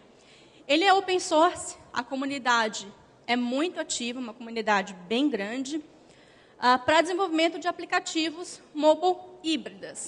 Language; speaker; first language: Portuguese; native; Portuguese